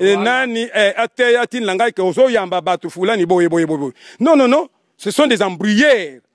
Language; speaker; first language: Lingala; non-native, local second language; Kongo